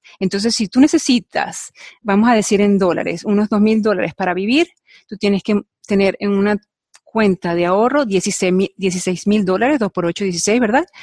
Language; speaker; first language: Spanish; native; Spanish